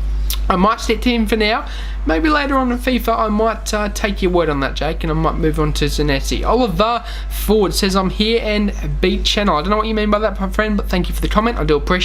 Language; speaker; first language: English; native; English